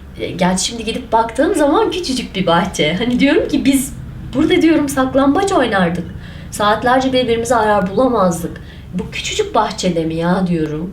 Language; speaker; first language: Turkish; non-native, local second language; Kurdish